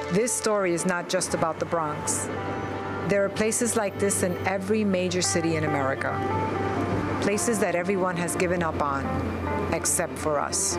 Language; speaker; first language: English; native; English